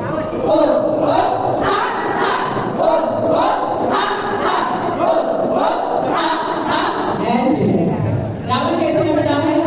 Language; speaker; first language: Hindi; non-native, local second language; Gujarati